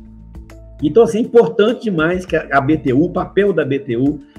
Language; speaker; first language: Portuguese; native; Portuguese